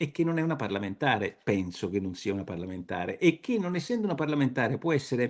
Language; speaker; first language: Italian; native; Italian